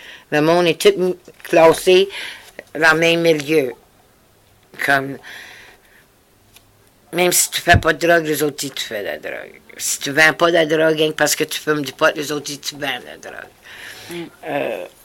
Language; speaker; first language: French; early bilingual, heritage; French